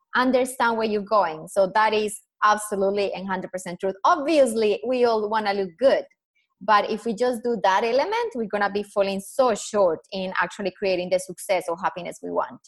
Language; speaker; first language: English; non-native, fluent; Spanish